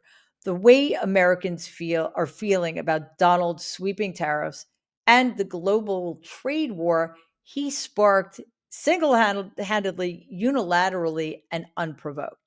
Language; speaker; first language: English; native; English